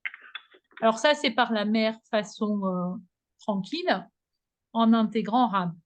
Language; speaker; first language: French; native; French